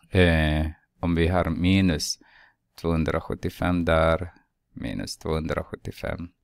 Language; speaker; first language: Swedish; non-native, fluent; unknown